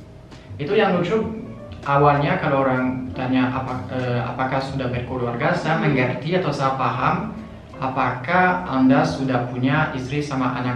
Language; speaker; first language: Indonesian; non-native, fluent; French